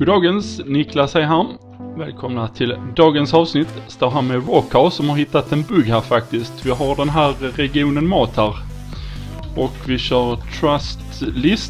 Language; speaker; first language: Swedish; native; Swedish